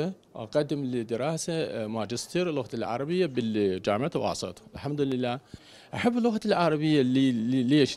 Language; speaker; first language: Arabic; non-native, fluent; Chinese